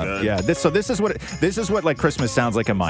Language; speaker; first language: English; native; English